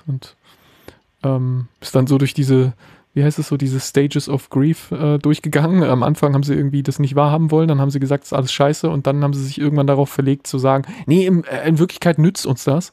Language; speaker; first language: German; native; German